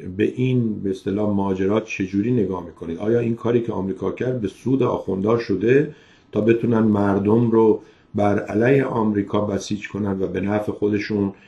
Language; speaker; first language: Persian; native; Persian